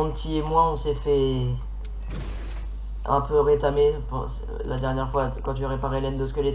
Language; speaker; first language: French; native; French